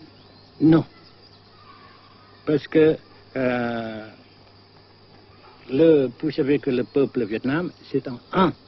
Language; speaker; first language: French; non-native, fluent; Vietnamese